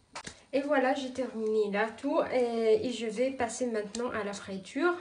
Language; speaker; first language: French; non-native, local second language; Arabic